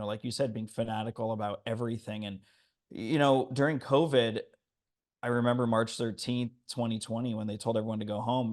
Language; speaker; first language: English; native; English